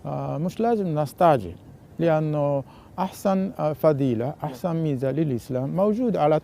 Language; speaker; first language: Arabic; non-native, fluent; Japanese